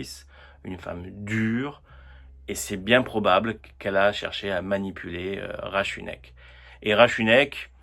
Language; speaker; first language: French; native; French